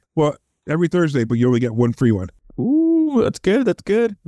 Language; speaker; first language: English; native; English